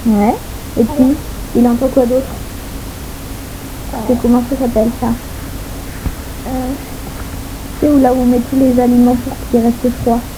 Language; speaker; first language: French; native; French